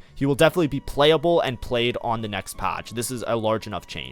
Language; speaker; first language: English; native; English